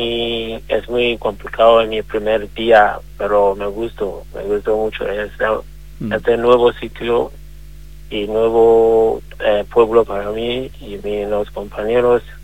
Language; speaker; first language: Spanish; non-native, learner; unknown